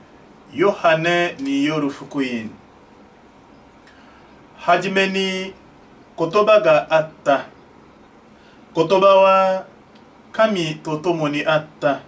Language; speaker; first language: Japanese; non-native, fluent; French